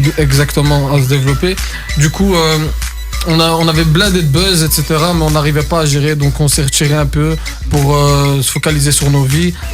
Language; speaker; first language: French; early bilingual, other home language; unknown